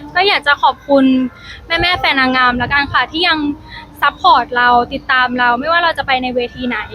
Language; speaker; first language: Thai; native; Thai